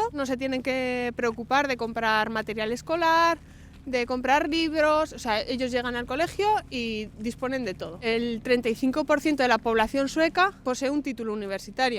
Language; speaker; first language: Spanish; native; Spanish